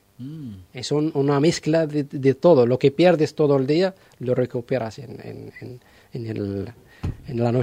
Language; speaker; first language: Spanish; non-native, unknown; Arabic